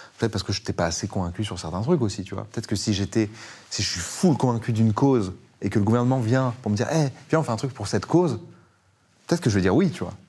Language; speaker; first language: French; early bilingual, other home language; Persian